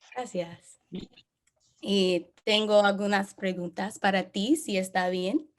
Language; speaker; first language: Spanish; non-native, learner; English